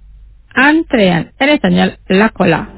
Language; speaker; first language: Spanish; non-native, fluent; Indonesian